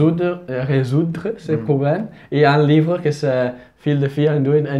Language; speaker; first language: French; non-native, fluent; Italian